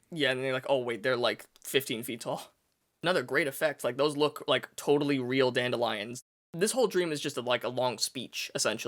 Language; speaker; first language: English; native; English